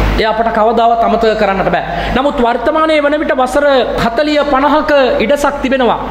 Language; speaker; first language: Sinhala; non-native, local second language; Tamil